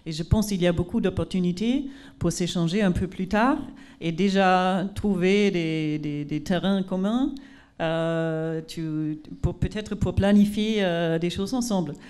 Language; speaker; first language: French; non-native, fluent; German